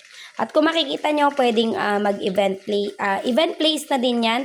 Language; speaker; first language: Filipino; native; Filipino